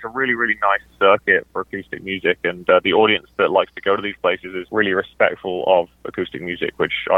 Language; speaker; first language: English; native; English